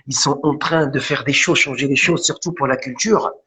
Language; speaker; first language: French; non-native, local second language; Arabic